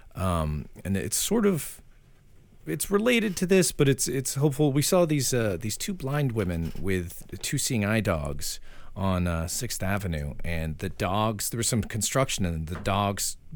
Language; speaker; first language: English; native; English